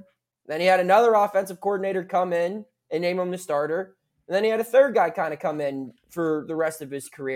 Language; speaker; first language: English; native; English